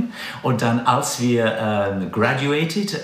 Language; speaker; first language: German; non-native, fluent; English